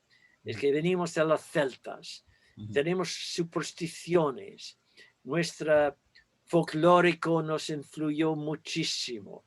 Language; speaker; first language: Spanish; non-native, fluent; English